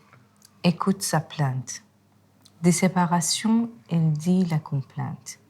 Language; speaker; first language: French; non-native, fluent; Persian